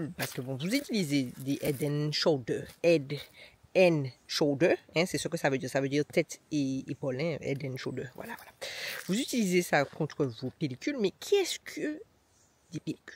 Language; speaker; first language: French; native; French